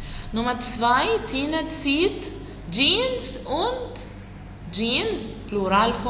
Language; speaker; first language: German; non-native, fluent; Arabic